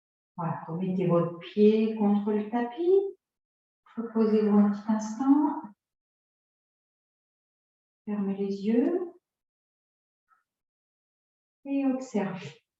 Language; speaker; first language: French; native; French